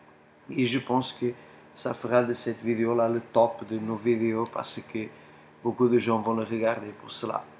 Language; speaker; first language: French; non-native, fluent; Portuguese